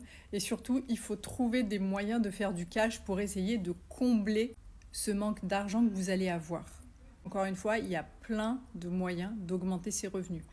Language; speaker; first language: French; native; French